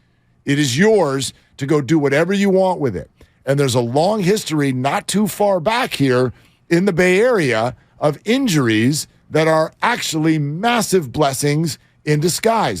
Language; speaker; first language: English; native; English